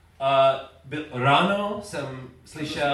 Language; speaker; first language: Czech; non-native, learner; English